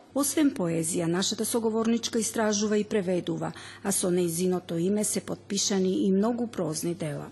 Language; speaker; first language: Macedonian; early bilingual, heritage; Macedonian